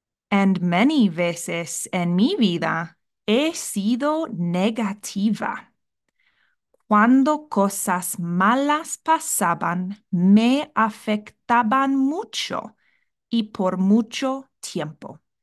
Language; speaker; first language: Spanish; non-native, fluent; English